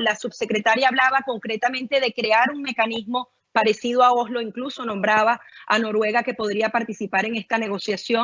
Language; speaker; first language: Spanish; native; Spanish